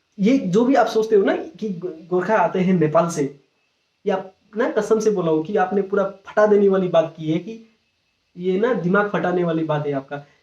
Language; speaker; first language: Hindi; non-native, local second language; Nepali